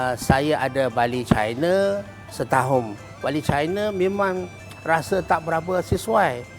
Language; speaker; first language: Malay; non-native, fluent; Chinese